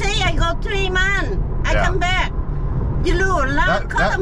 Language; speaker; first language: English; non-native, learner; Vietnamese